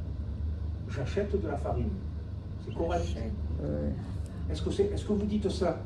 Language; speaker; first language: French; native; French